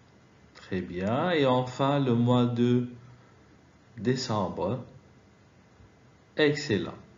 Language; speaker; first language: French; non-native, fluent; Arabic